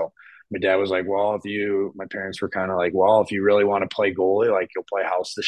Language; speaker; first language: English; native; English